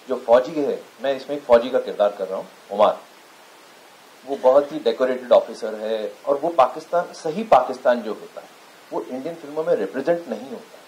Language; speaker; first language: Hindi; native; Hindi